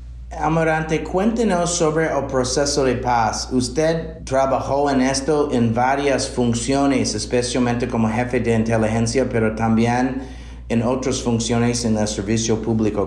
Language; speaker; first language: Spanish; non-native, fluent; English